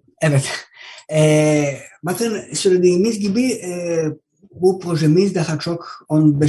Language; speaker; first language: Turkish; non-native, learner; Greek